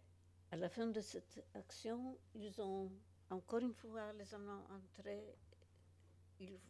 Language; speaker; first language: French; non-native, fluent; Polish